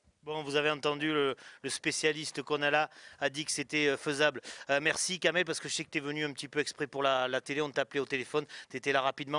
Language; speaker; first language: French; native; French